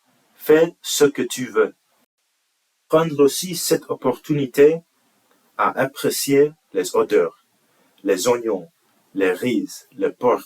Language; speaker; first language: French; non-native, learner; English